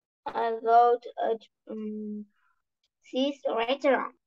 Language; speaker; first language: English; non-native, learner; Vietnamese